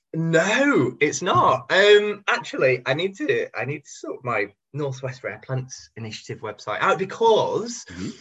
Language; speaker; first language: English; native; English